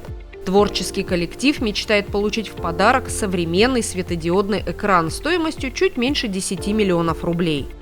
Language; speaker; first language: Russian; native; Russian